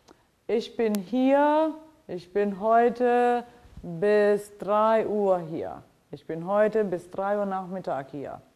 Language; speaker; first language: German; non-native, fluent; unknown